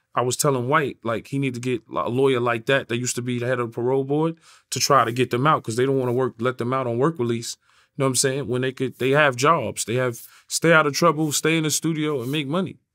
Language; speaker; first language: English; native; English